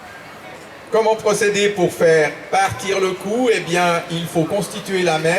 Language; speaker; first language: French; native; French